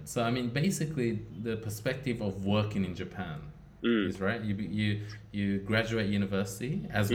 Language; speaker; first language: English; early bilingual, other home language; Japanese